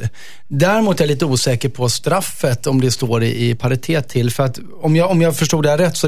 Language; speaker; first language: Swedish; native; Swedish